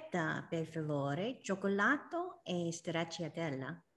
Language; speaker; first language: Italian; non-native, learner; English